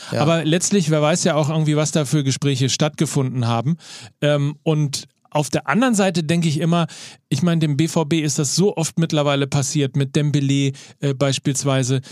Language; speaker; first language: German; native; German